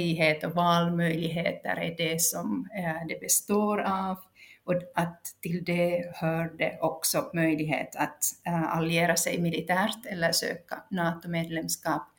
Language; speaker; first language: Swedish; non-native, local second language; Finnish